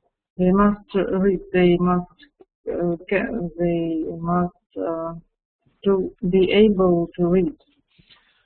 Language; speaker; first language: English; non-native, fluent; Russian